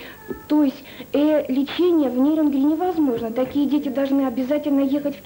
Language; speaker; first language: Russian; native; Russian